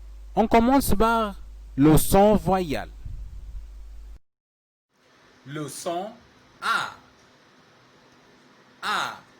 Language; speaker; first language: French; non-native, fluent; Arabic